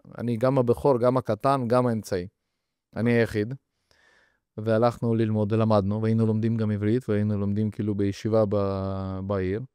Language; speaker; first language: Hebrew; early bilingual, other home language; Russian